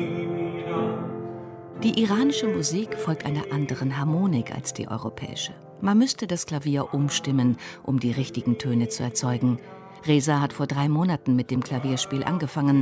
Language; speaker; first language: German; native; German